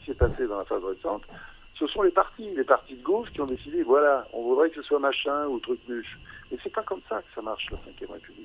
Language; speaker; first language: French; native; French